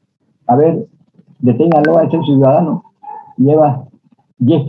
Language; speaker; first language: Spanish; native; Spanish